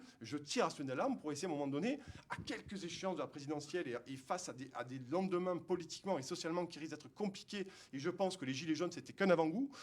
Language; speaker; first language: French; native; French